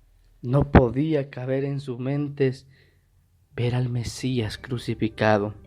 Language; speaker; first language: Spanish; native; Spanish